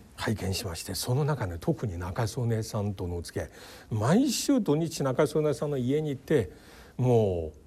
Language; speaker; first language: Japanese; non-native, fluent; Chinese